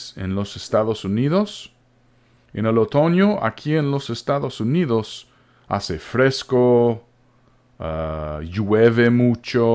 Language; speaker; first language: Spanish; non-native, fluent; English